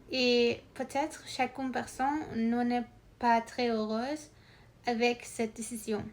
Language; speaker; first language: French; non-native, learner; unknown